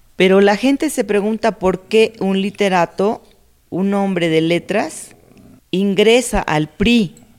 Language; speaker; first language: Spanish; native; Spanish